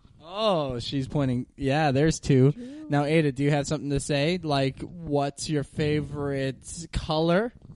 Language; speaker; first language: English; native; English